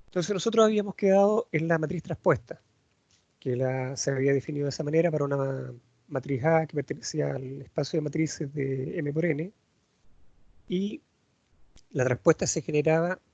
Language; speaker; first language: Spanish; native; Spanish